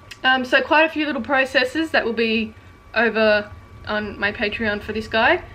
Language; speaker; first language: English; native; English